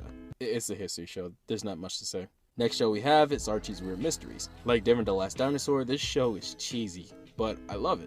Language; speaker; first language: English; native; English